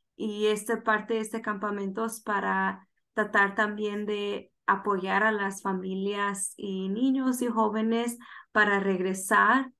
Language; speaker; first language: Spanish; early bilingual, heritage; Spanish